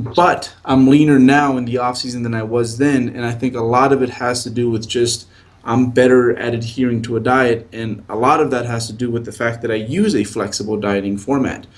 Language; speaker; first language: English; native; English